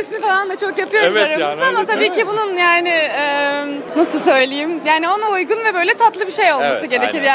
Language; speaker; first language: Turkish; native; Turkish